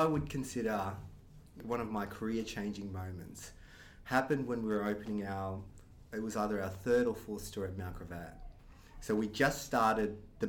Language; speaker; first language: English; native; English